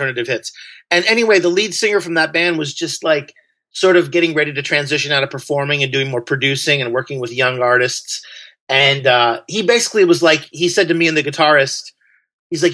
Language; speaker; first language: English; native; English